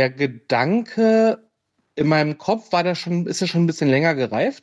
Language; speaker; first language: German; native; German